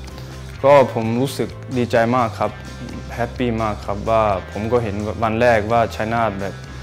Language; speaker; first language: Thai; early bilingual, heritage; Thai